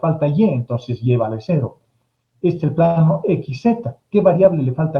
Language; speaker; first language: Spanish; native; Spanish